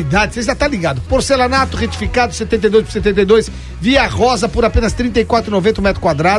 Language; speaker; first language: Portuguese; native; Portuguese